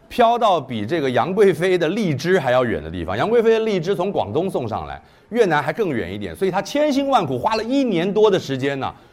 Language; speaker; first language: Chinese; native; Chinese